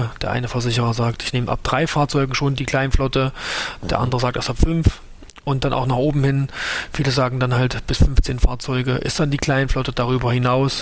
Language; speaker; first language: German; native; German